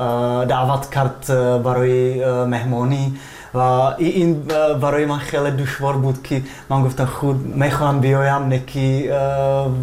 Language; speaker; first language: Persian; non-native, fluent; Czech